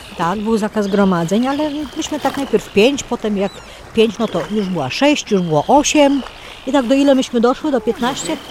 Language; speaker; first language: Polish; native; Polish